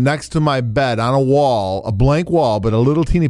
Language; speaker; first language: English; native; English